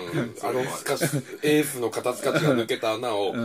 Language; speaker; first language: Japanese; native; Japanese